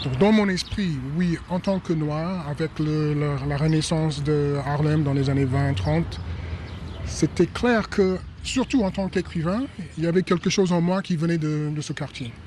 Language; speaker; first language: French; non-native, fluent; English